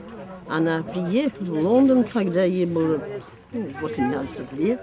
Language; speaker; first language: Russian; non-native, fluent; English